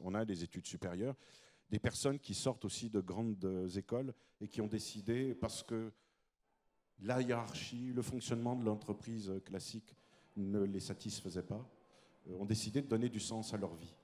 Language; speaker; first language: French; native; French